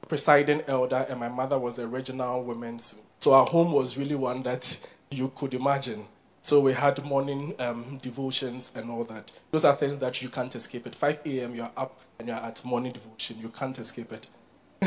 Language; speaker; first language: English; non-native, local second language; Akan